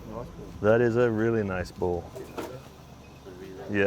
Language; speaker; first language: English; native; English